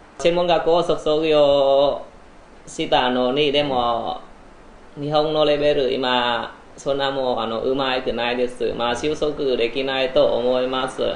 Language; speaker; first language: Japanese; non-native, learner; Vietnamese